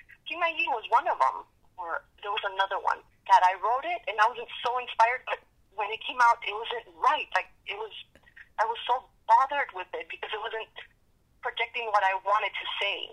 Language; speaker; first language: English; early bilingual, other home language; Spanish